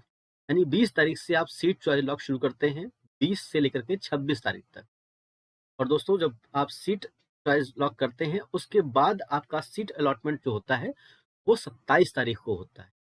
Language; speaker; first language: Hindi; native; Hindi